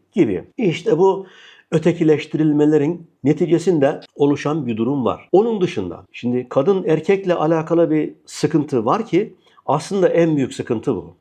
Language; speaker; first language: Turkish; native; Turkish